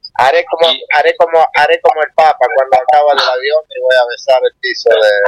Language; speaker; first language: Spanish; non-native, fluent; Italian